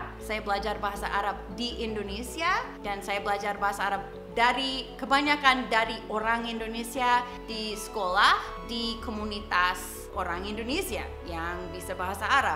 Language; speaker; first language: Indonesian; non-native, fluent; English